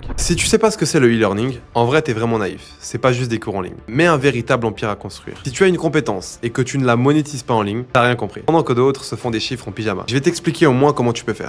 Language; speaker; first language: French; native; French